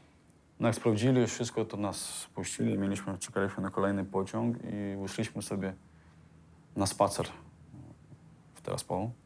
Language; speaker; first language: Polish; non-native, fluent; Chechen